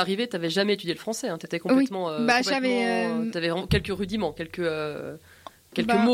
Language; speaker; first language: French; native; French